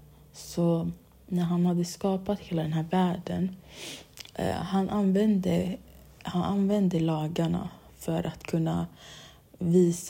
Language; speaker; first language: Swedish; non-native, local second language; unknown